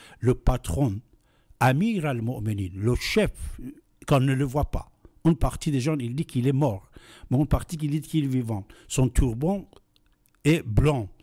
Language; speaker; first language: French; non-native, fluent; Persian